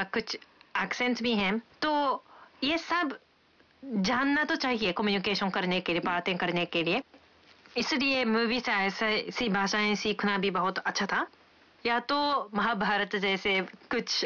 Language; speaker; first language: Hindi; non-native, fluent; Japanese